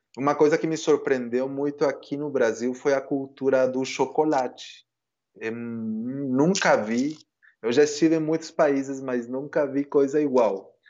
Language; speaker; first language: Portuguese; non-native, fluent; Spanish